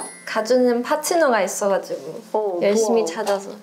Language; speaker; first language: Korean; non-native, fluent; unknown